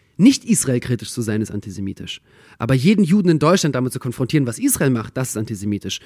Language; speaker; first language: German; early bilingual, other home language; Russian